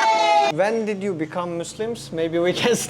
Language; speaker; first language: English; non-native, learner; Turkish